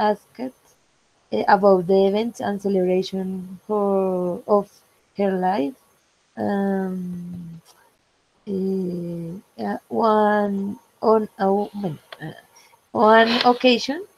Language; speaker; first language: English; non-native, learner; Spanish